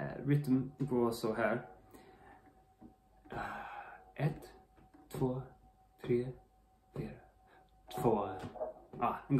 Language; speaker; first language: Swedish; non-native, learner; English